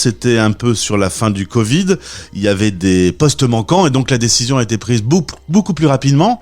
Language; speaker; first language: French; native; French